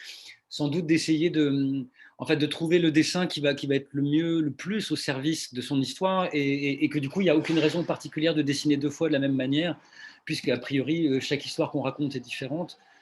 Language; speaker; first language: French; native; French